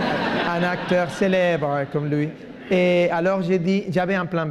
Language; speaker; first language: French; non-native, fluent; Spanish